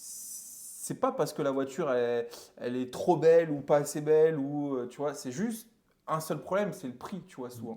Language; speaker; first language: French; native; French